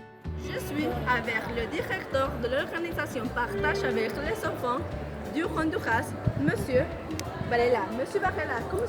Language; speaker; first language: French; non-native, learner; Spanish